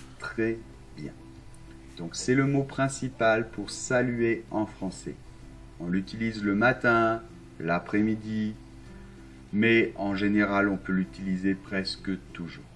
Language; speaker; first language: French; non-native, fluent; Arabic